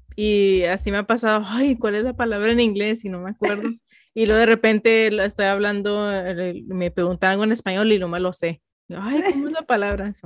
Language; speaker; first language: Spanish; early bilingual, heritage; Spanish